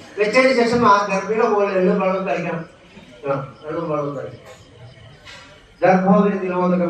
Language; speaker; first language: Malayalam; native; Malayalam